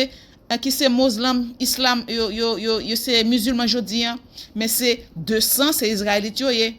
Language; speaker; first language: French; non-native, local second language; Haitian Creole